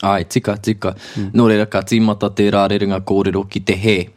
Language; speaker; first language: Māori; non-native, local second language; English